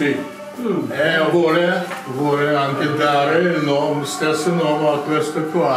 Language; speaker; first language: Italian; non-native, learner; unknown